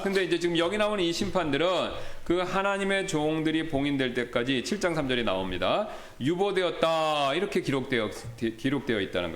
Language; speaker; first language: Korean; native; Korean